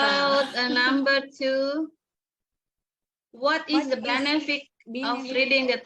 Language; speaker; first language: English; non-native, learner; Indonesian